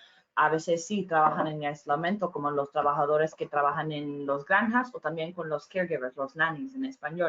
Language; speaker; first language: Spanish; non-native, fluent; English